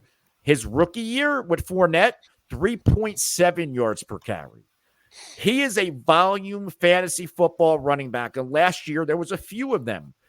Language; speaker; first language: English; native; English